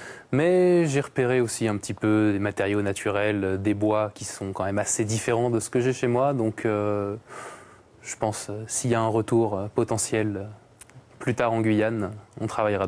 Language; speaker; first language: French; native; French